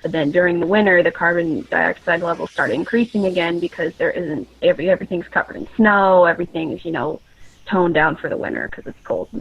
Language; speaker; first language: English; native; English